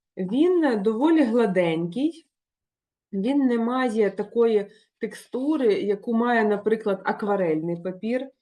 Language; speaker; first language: Ukrainian; non-native, local second language; Russian